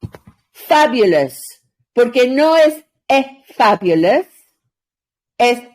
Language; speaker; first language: Spanish; non-native, learner; English